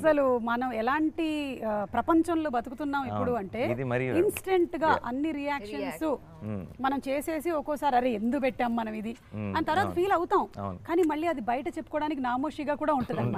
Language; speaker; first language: Telugu; native; Telugu